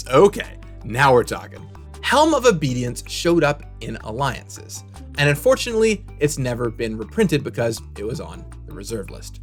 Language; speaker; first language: English; native; English